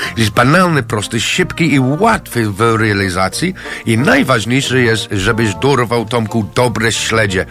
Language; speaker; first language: Polish; non-native, fluent; English